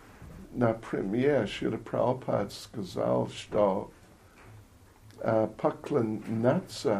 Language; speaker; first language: Russian; non-native, learner; English